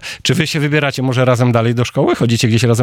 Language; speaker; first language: Polish; native; Polish